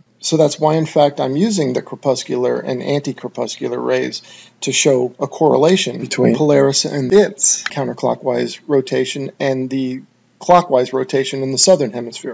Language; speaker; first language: English; native; English